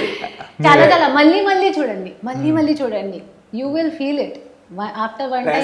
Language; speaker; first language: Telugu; non-native, learner; Hindi